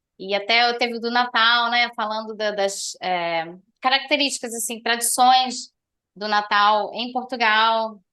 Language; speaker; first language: Portuguese; native; Portuguese